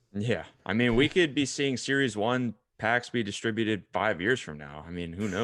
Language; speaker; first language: English; native; English